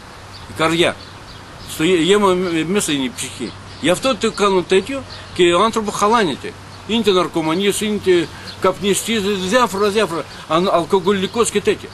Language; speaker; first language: Greek; non-native, learner; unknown